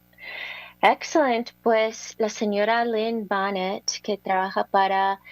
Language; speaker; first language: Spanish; early bilingual, heritage; English